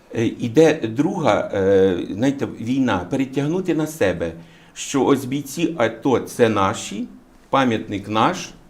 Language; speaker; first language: Ukrainian; native; Ukrainian